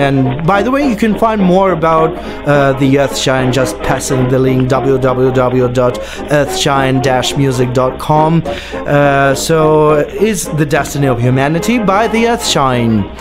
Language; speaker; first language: English; non-native, fluent; Ukrainian